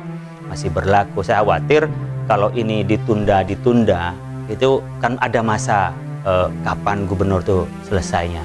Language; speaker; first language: Indonesian; non-native, local second language; Madurese